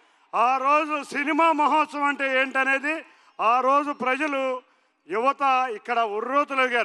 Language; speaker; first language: Telugu; native; Telugu